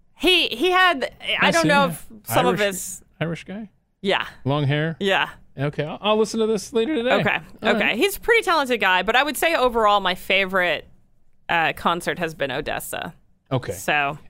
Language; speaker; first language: English; native; English